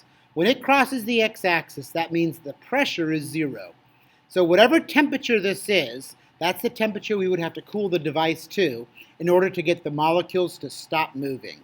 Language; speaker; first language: English; native; English